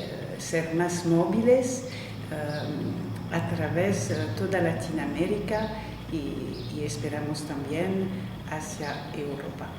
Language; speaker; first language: Spanish; non-native, fluent; French